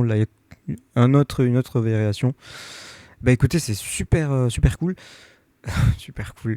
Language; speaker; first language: French; native; French